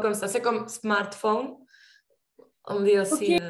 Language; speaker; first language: French; non-native, learner; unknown